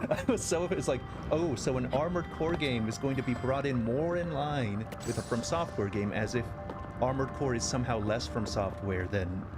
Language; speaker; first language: English; native; English